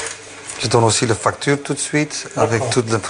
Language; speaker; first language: French; non-native, learner; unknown